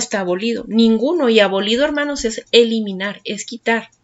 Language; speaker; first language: Spanish; native; Spanish